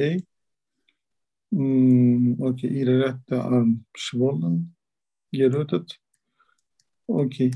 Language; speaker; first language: German; non-native, learner; Turkish